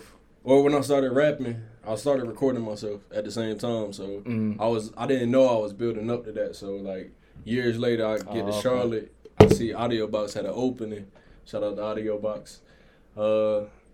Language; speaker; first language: English; native; English